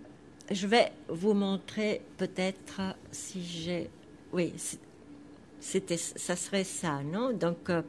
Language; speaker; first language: French; non-native, fluent; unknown